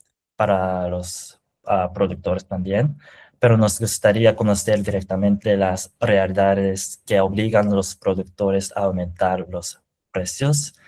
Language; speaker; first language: Spanish; non-native, fluent; Japanese